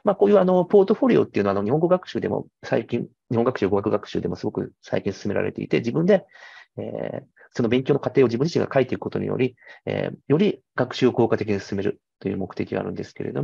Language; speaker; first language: Japanese; native; Japanese